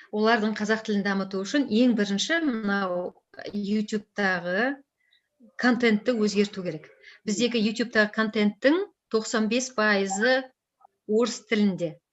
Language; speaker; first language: Kazakh; native; Kazakh